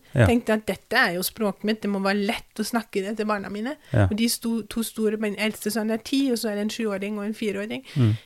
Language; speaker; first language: Norwegian; non-native, fluent; German